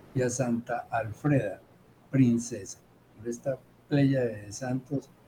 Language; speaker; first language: Spanish; native; Spanish